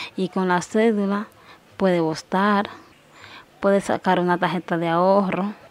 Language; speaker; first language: Spanish; native; Spanish